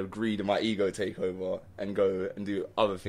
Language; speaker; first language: English; native; English